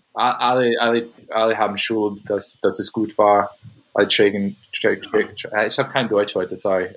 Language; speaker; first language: German; non-native, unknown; English